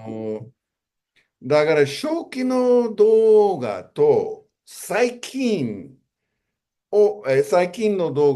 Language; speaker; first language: Japanese; non-native, fluent; English